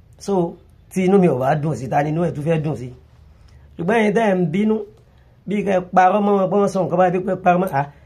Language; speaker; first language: Yoruba; non-native, local second language; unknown